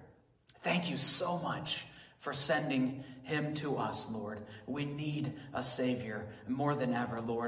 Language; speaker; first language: English; native; English